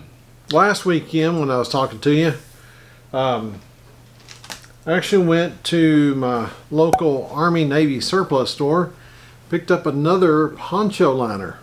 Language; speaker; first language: English; native; English